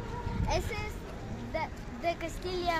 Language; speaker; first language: Spanish; non-native, learner; Russian